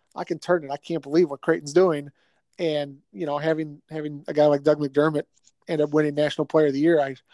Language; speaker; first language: English; native; English